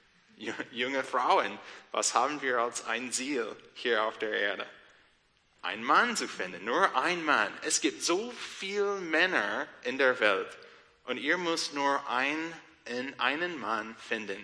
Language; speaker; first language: German; non-native, learner; English